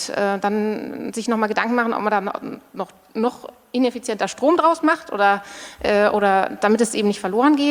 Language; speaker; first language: German; native; German